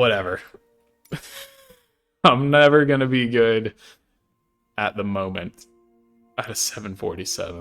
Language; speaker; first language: English; native; English